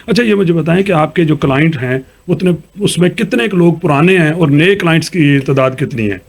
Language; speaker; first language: Urdu; non-native, local second language; Punjabi